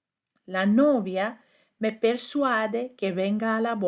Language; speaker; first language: Spanish; non-native, fluent; English